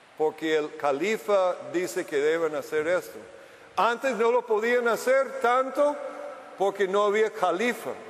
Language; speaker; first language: Spanish; non-native, fluent; English